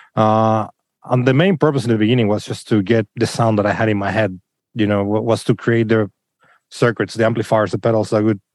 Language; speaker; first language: English; non-native, fluent; Spanish